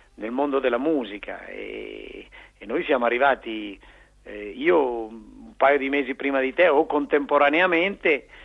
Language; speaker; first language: Italian; native; Italian